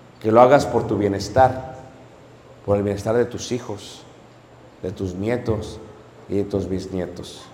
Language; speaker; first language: Spanish; native; Spanish